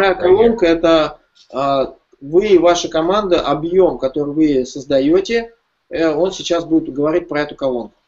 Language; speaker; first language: Russian; native; Russian